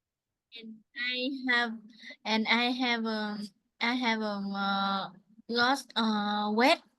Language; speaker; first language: English; non-native, learner; Vietnamese